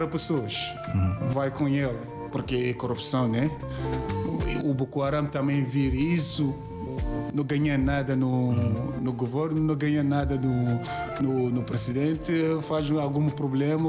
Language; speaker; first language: Portuguese; non-native, learner; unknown